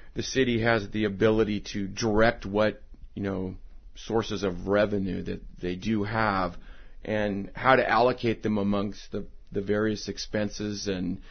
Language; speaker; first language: English; native; English